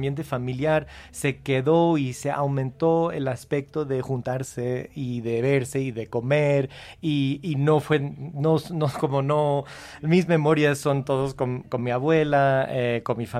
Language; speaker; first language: Spanish; non-native, fluent; English